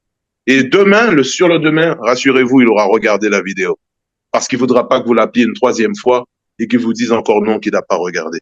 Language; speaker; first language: French; native; French